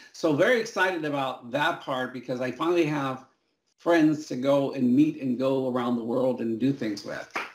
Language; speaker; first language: English; early bilingual, other home language; Spanish